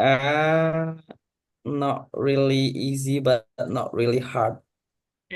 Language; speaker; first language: English; non-native, learner; Indonesian